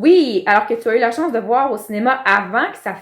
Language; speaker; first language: French; native; French